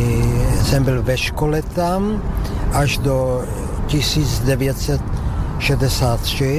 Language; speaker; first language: Czech; non-native, local second language; Slovak